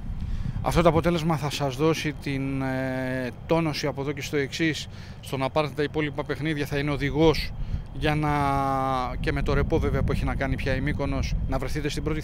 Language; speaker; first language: Greek; native; Greek